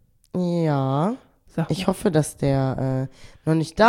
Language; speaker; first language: German; native; German